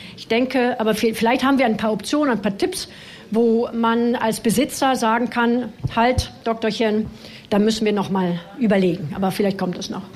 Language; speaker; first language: German; non-native, fluent; French